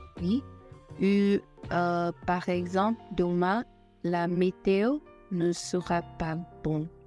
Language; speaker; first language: French; non-native, learner; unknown